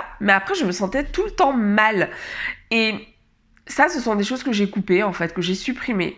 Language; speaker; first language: French; native; French